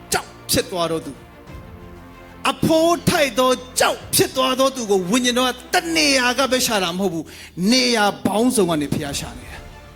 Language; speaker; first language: Burmese; non-native, local second language; Kachin